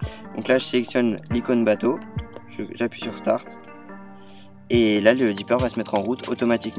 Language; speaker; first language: French; native; French